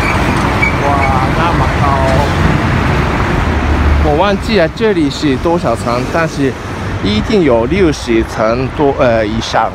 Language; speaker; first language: Chinese; non-native, fluent; Japanese